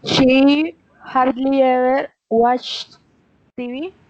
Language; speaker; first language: English; non-native, learner; Spanish